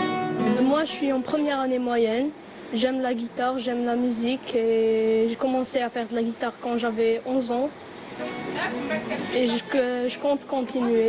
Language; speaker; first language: French; non-native, local second language; Arabic